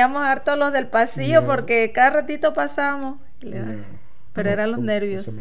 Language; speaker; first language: Spanish; native; Spanish